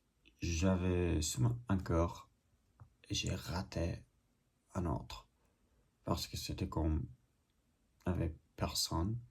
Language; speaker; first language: French; non-native, learner; English